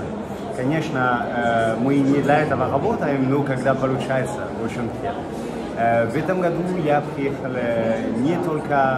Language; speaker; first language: Russian; non-native, fluent; French